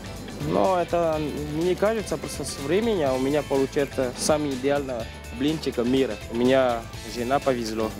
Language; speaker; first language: Russian; non-native, learner; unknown